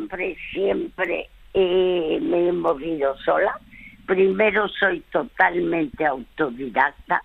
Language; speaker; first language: Spanish; early bilingual, other home language; French